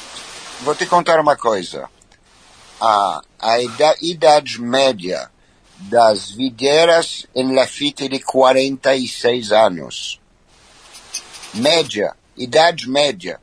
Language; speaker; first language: Portuguese; non-native, fluent; French